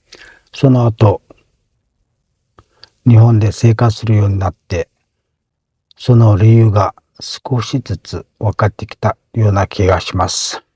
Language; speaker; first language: Japanese; non-native, fluent; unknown